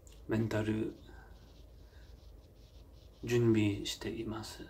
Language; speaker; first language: Japanese; non-native, learner; English